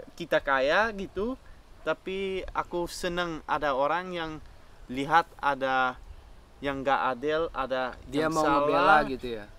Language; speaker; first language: Indonesian; non-native, fluent; Dutch